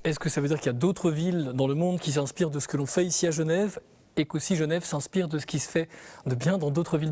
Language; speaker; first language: French; native; French